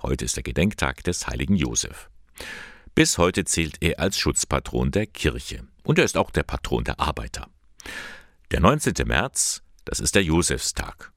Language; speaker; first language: German; native; German